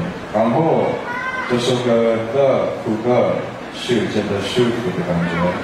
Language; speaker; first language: Chinese; non-native, learner; Japanese